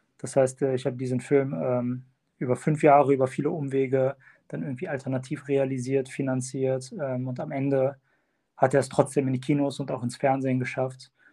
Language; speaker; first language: German; early bilingual, other home language; Turkish